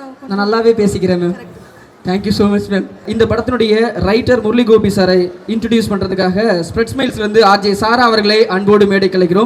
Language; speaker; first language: Tamil; native; Tamil